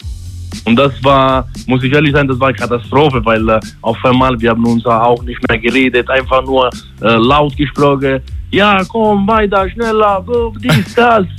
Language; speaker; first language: German; non-native, learner; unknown